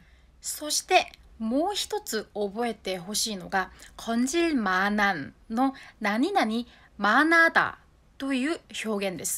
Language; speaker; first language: Japanese; non-native, fluent; Korean